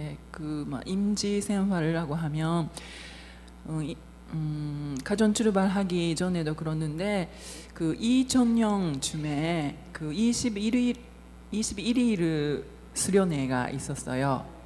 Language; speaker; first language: Korean; non-native, fluent; Japanese